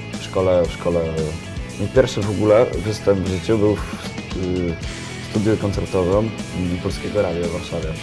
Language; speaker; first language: Polish; native; Polish